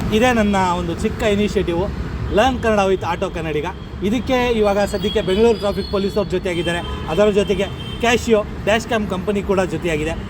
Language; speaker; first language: Kannada; non-native, local second language; Urdu